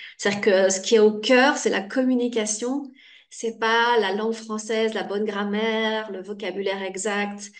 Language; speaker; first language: French; native; French